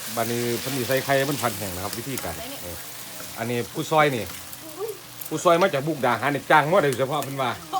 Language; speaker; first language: Thai; native; Thai